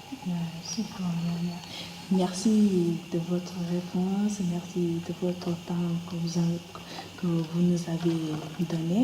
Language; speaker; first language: French; non-native, local second language; Wolof